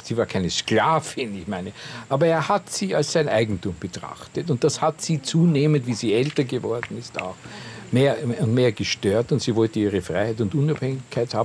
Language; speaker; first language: German; native; German